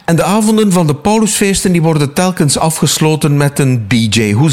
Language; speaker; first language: Dutch; native; Dutch